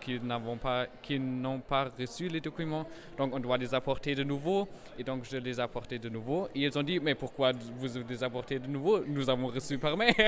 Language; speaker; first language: French; non-native, fluent; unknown